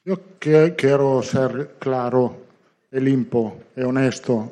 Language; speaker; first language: Portuguese; non-native, learner; Italian